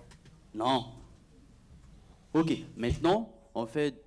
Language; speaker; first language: French; non-native, learner; English